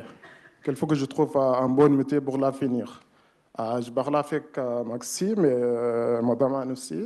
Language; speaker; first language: French; non-native, learner; Arabic